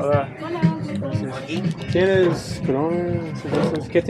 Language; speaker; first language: Spanish; non-native, learner; English